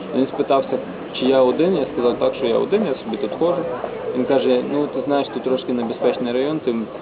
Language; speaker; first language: Ukrainian; native; Ukrainian